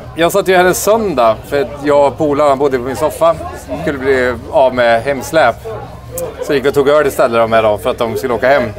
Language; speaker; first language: Swedish; native; Swedish